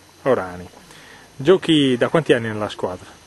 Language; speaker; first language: Italian; native; Italian